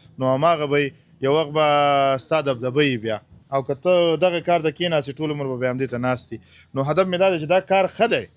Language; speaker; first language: Pashto; native; Pashto